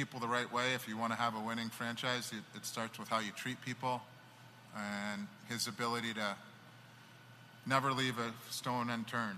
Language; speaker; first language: English; native; English